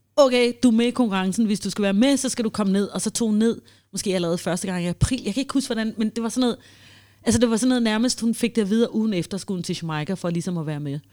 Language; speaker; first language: Danish; early bilingual, heritage; Danish